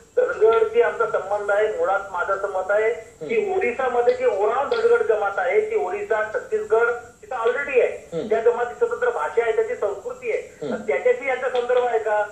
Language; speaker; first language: Marathi; non-native, local second language; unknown